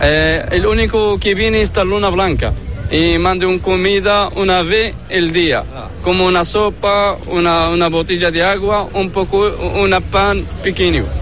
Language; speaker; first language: Spanish; non-native, learner; Arabic